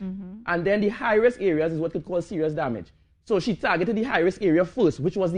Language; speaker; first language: English; native; English